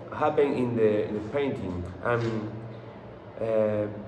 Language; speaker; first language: English; non-native, learner; Spanish